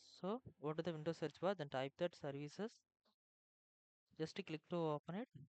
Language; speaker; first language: English; non-native, learner; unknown